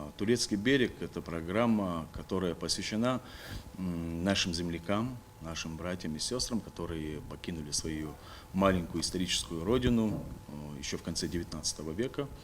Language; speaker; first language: Russian; non-native, local second language; Ingush